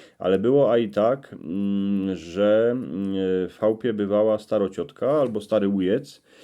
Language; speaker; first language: Polish; native; Polish